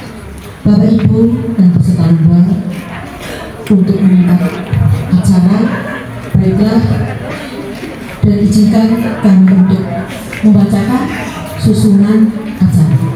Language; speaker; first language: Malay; non-native, local second language; Javanese